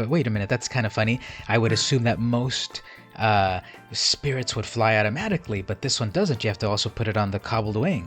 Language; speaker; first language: English; native; English